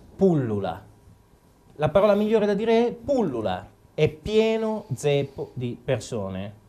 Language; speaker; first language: Italian; native; Italian